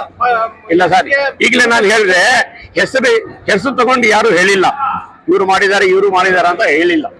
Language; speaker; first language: Kannada; non-native, local second language; Urdu